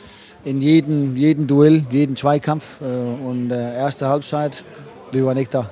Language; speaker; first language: German; non-native, fluent; Danish